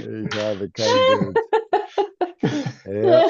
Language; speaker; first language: German; non-native, fluent; English